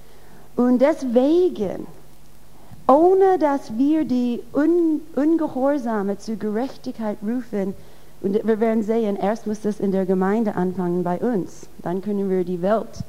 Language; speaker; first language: German; non-native, fluent; English